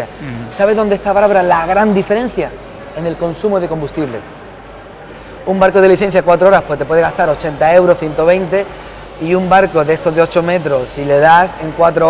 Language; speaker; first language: Spanish; native; Spanish